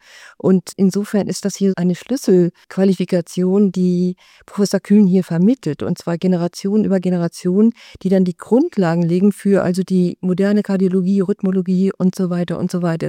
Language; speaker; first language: German; native; German